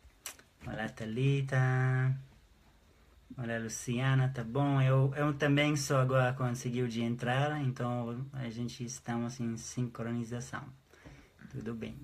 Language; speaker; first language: Portuguese; non-native, fluent; Hebrew